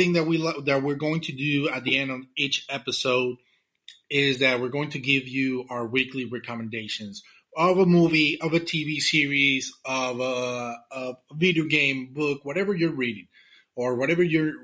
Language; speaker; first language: English; non-native, fluent; Spanish